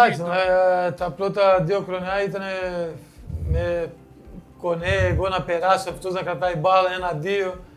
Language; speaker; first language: Greek; non-native, fluent; Portuguese